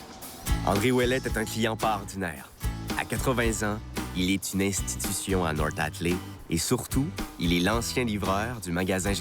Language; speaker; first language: French; native; French